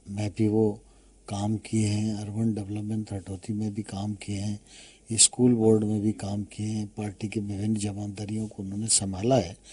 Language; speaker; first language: Hindi; native; Hindi